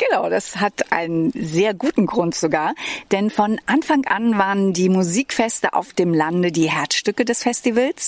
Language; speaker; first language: German; native; German